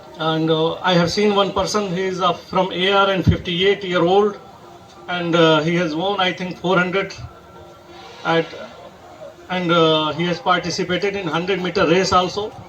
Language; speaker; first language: English; non-native, local second language; Telugu